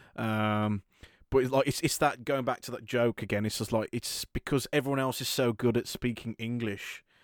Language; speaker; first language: English; native; English